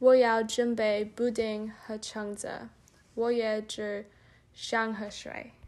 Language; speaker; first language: Chinese; non-native, learner; English